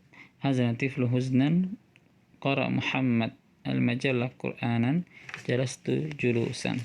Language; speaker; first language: Arabic; non-native, fluent; Indonesian